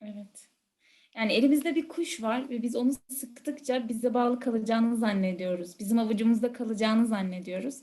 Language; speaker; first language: Turkish; native; Turkish